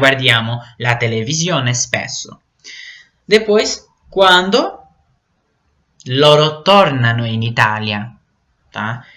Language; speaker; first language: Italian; non-native, fluent; Portuguese